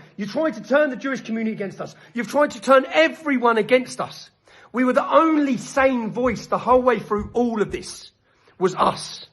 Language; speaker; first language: English; native; English